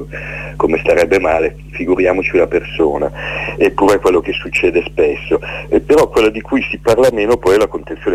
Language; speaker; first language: Italian; native; Italian